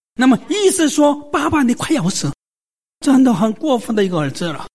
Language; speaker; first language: Chinese; non-native, fluent; Korean